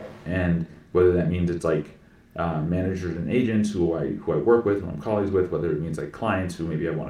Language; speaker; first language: English; native; English